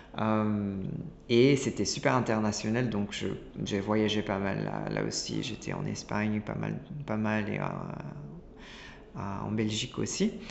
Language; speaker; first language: French; non-native, fluent; Italian